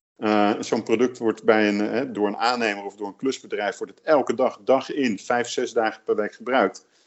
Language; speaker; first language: Dutch; native; Dutch